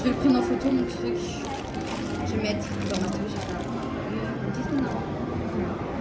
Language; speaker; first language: French; native; French